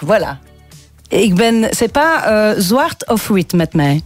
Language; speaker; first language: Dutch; non-native, local second language; French